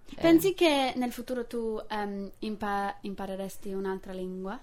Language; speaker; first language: Italian; non-native, fluent; English